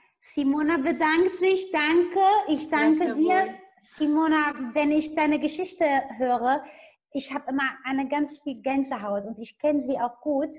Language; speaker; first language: German; non-native, fluent; Italian